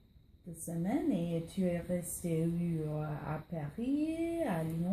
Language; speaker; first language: French; non-native, learner; English